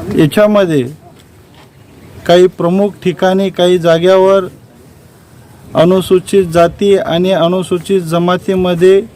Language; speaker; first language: Marathi; non-native, local second language; Lambadi